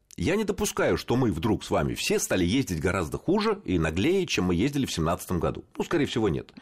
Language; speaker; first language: Russian; native; Russian